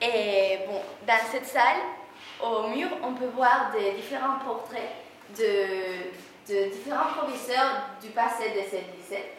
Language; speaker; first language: French; non-native, learner; Spanish